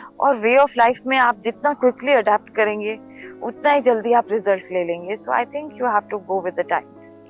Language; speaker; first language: Hindi; native; Hindi